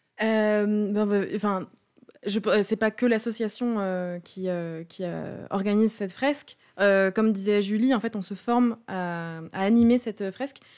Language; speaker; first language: French; native; French